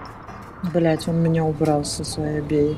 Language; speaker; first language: Russian; native; Russian